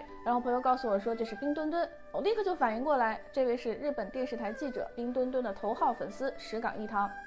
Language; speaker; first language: Chinese; native; Chinese